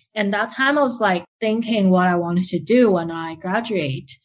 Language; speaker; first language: English; early bilingual, other home language; Chinese